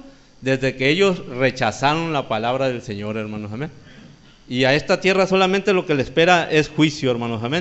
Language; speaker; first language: Spanish; native; Spanish